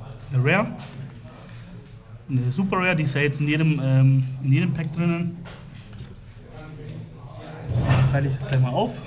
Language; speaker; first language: German; native; German